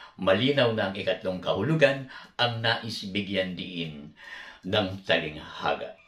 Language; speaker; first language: Filipino; native; Filipino